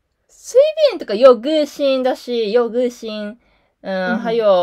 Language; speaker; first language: Chinese; non-native, learner; Japanese